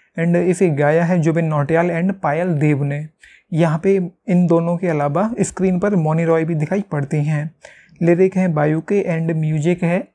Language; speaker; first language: Hindi; native; Hindi